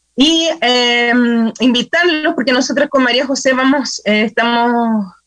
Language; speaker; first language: Spanish; native; Spanish